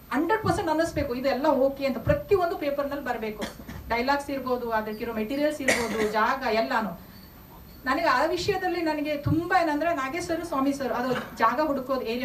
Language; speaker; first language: Kannada; non-native, local second language; Kodava